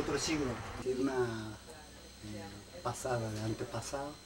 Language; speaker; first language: Spanish; non-native, learner; Japanese